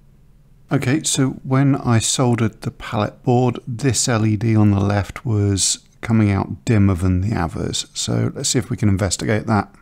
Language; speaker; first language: English; native; English